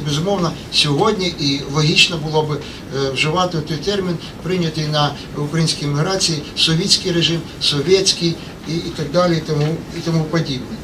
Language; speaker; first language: Ukrainian; native; Ukrainian